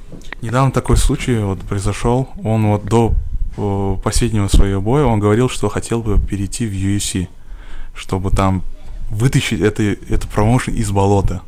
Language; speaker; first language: Russian; native; Russian